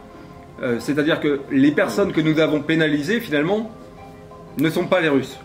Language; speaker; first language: French; native; French